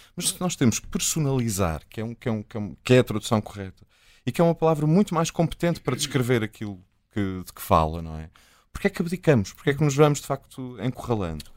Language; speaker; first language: Portuguese; native; Portuguese